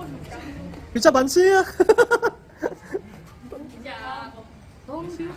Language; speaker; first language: Thai; non-native, learner; Korean